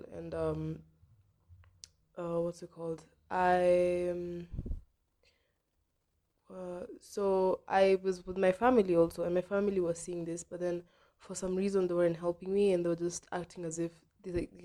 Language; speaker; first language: English; non-native, local second language; Swahili